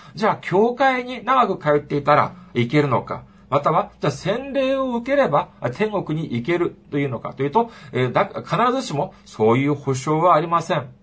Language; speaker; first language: Japanese; non-native, fluent; Korean